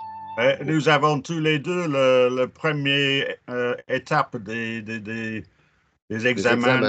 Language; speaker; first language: French; non-native, fluent; English